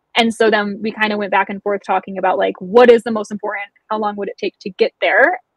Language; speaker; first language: English; native; English